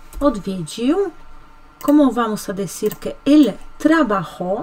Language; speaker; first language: Spanish; non-native, fluent; Polish